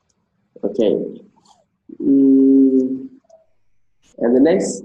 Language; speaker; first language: English; non-native, learner; Vietnamese